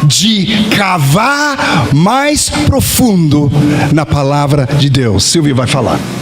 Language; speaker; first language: Portuguese; non-native, fluent; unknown